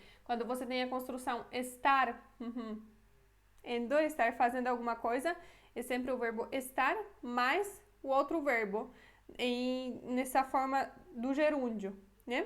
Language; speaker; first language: Portuguese; non-native, fluent; Polish